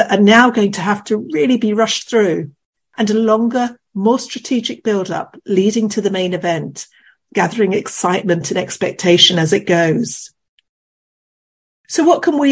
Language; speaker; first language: English; native; English